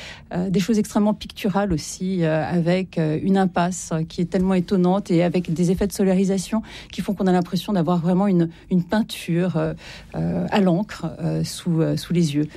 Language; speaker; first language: French; native; French